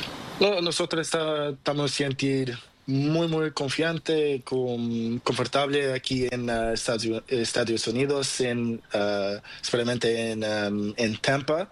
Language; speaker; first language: Spanish; non-native, learner; Portuguese